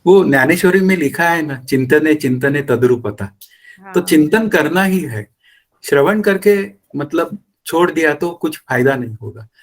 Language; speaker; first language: Hindi; non-native, local second language; Marathi